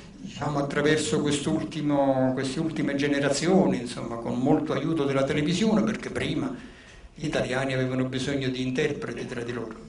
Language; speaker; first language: Italian; non-native, local second language; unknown